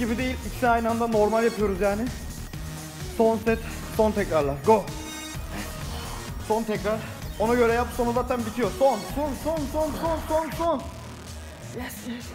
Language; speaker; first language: Turkish; native; Turkish